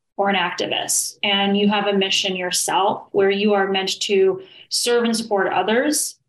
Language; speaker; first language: English; native; English